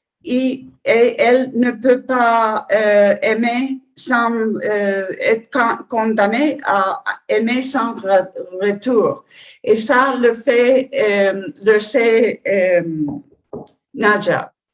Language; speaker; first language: French; non-native, learner; Spanish